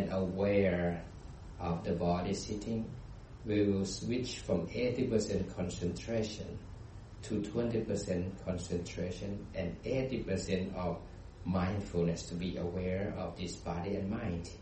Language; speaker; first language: English; non-native, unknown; Thai